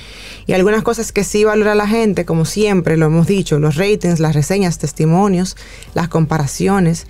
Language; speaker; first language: Spanish; native; Spanish